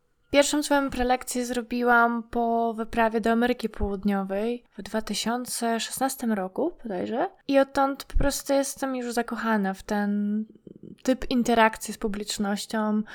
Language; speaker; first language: Polish; non-native, fluent; Ukrainian